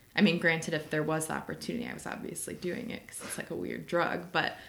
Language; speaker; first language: English; native; English